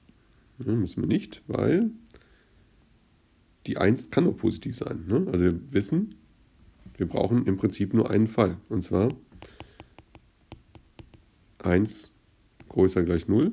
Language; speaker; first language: German; native; German